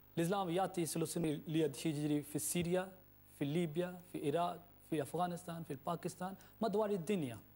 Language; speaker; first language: Maltese; non-native, fluent; Urdu